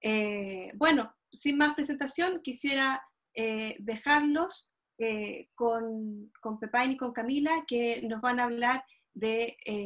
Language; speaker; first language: Spanish; native; Spanish